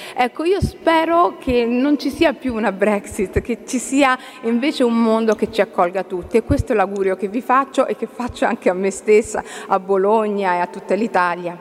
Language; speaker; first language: Italian; early bilingual, other home language; Somali